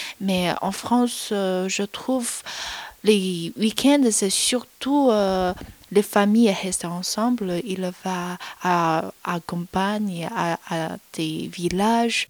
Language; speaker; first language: French; non-native, learner; Chinese